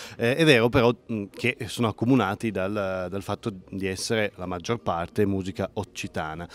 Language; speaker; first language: Italian; native; Italian